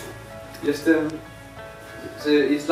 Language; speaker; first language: Polish; non-native, learner; Icelandic